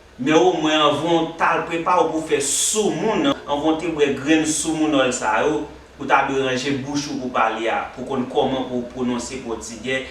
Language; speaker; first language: Haitian Creole; native; Haitian Creole